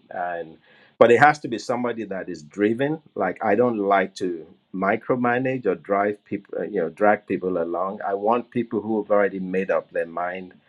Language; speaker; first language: English; non-native, local second language; Yoruba